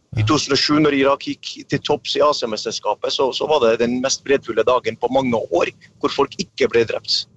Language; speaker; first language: Norwegian; early bilingual, other home language; Arabic